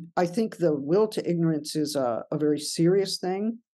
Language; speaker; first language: English; native; English